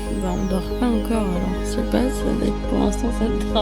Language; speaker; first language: French; native; French